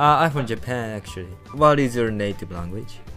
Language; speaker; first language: English; non-native, fluent; Japanese